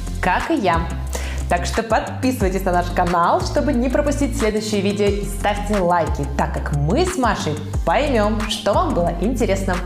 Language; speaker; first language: Russian; native; Russian